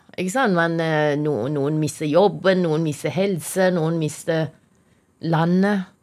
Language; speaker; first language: Norwegian; non-native, fluent; Chinese